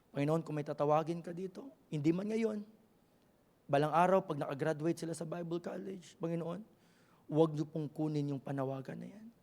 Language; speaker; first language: Filipino; native; Filipino